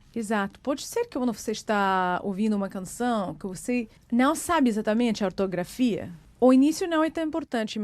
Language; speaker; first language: Portuguese; non-native, fluent; Russian